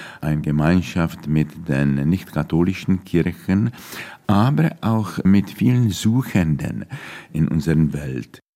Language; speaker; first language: German; non-native, fluent; Czech